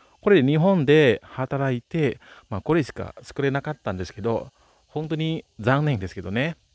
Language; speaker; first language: Japanese; non-native, fluent; Balinese